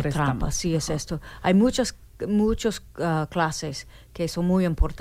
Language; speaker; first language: Spanish; non-native, learner; English